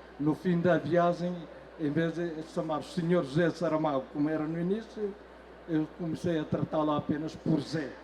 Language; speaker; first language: Portuguese; non-native, local second language; Tetum